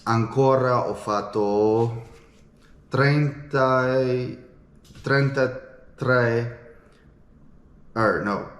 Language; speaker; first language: Italian; non-native, learner; English